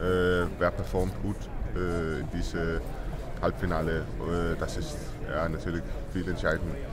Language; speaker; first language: German; non-native, learner; Danish